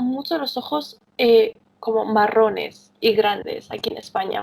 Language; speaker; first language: Spanish; early bilingual, other home language; Romanian